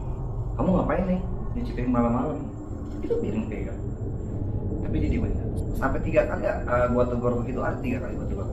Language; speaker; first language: Indonesian; native; Indonesian